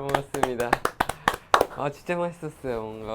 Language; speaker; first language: Korean; non-native, learner; Japanese